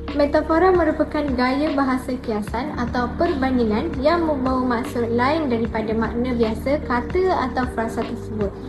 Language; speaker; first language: Malay; native; Malay